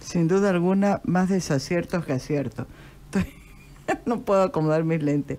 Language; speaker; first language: Spanish; native; Spanish